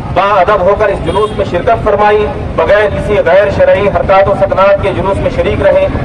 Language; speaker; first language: Urdu; native; Urdu